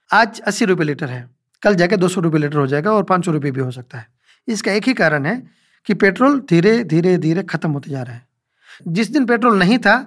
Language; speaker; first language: Hindi; non-native, local second language; Gujarati